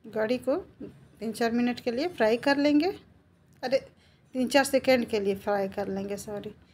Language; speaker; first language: Hindi; native; Hindi